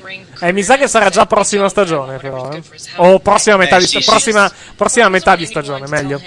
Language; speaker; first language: Italian; native; Italian